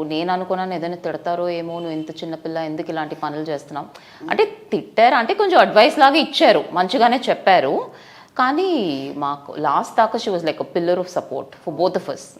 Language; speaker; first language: Telugu; non-native, fluent; Tamil